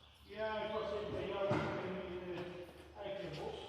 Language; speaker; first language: Dutch; native; Dutch